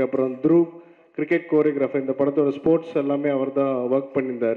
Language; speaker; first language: Tamil; native; Tamil